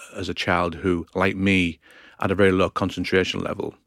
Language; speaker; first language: English; native; English